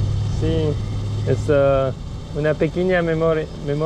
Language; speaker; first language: Spanish; non-native, learner; French